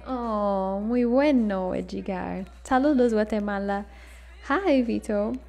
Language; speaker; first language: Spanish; non-native, learner; English